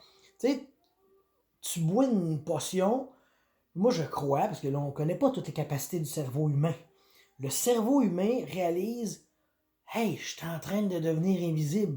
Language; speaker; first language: French; native; French